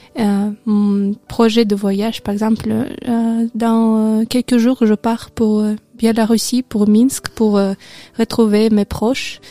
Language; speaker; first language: French; non-native, learner; Russian